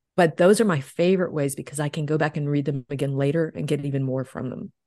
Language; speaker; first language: English; native; English